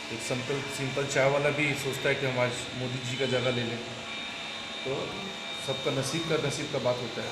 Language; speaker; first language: Hindi; non-native, local second language; Bangla